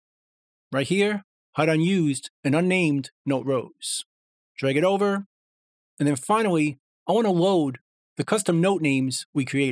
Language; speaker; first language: English; native; English